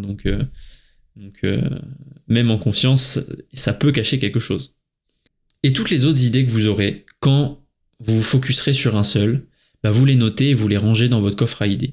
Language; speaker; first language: French; native; French